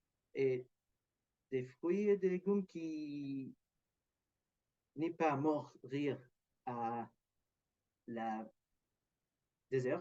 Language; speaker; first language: French; non-native, learner; Arabic